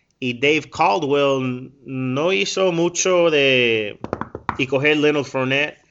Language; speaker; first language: Spanish; early bilingual, heritage; Spanish